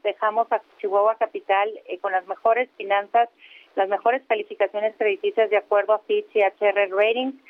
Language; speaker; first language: Spanish; native; Spanish